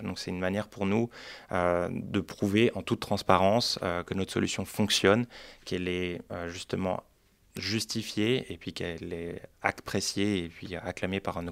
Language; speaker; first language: French; native; French